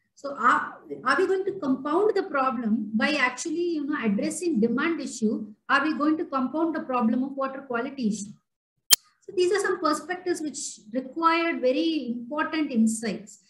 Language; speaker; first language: English; non-native, local second language; Tamil